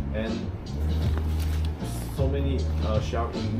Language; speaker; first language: English; non-native, learner; Chinese